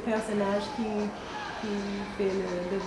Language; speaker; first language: French; non-native, learner; English